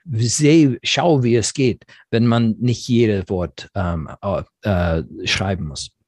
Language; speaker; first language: German; non-native, fluent; English